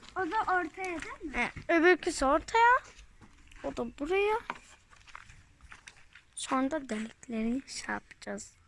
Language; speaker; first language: Turkish; early bilingual, heritage; Turkish